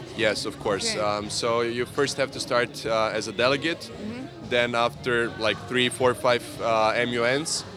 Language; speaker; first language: English; non-native, fluent; Serbian